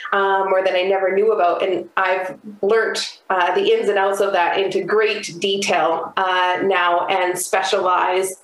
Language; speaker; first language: English; native; English